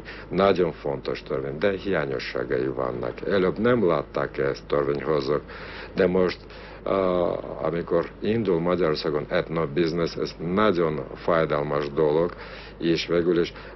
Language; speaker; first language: Hungarian; non-native, fluent; Armenian